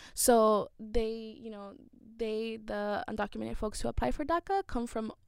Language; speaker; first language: English; early bilingual, other home language; Spanish